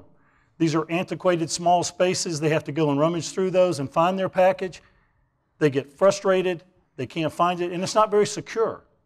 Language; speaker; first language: English; native; English